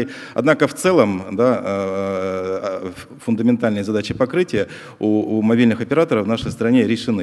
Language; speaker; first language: Russian; native; Russian